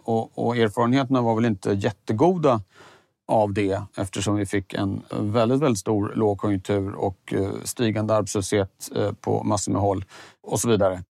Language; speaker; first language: Swedish; native; Swedish